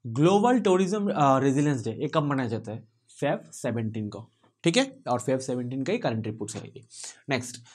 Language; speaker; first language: Hindi; non-native, local second language; Bangla